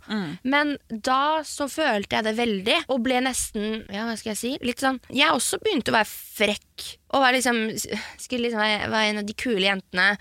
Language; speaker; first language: Norwegian; early bilingual, other home language; French